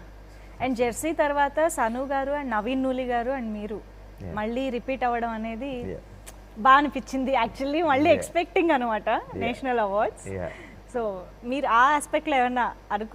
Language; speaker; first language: Telugu; native; Telugu